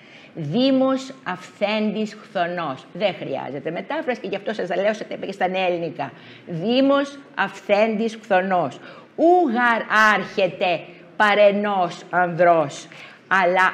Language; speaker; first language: Greek; native; Greek